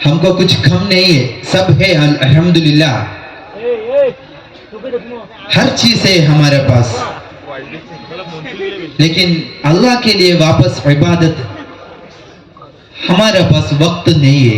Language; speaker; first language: Hindi; non-native, local second language; Malayalam